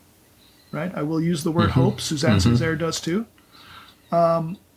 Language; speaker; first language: English; native; English